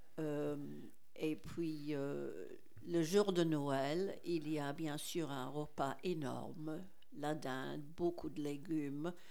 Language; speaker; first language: French; non-native, fluent; English